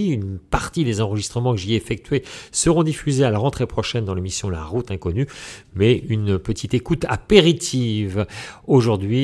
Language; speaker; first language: French; native; French